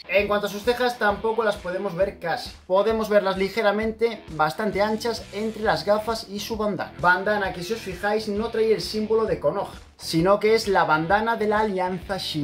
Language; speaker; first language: Spanish; native; Spanish